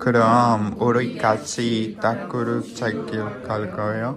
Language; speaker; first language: Korean; non-native, learner; Spanish